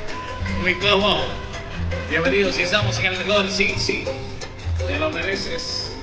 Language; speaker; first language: Spanish; non-native, learner; Chinese